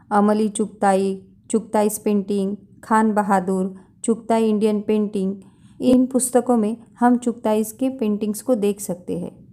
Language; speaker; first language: Hindi; non-native, local second language; Marathi